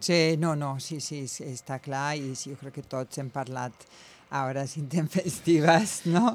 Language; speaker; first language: Catalan; non-native, local second language; Spanish